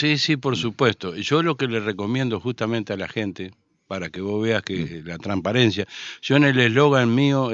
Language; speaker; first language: Spanish; native; Spanish